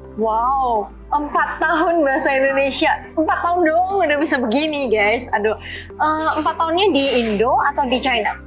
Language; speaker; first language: Indonesian; native; Indonesian